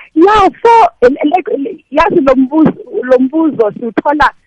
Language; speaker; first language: South Ndebele; non-native, local second language; Venda